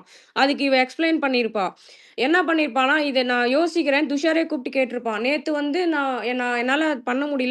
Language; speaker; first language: Tamil; native; Tamil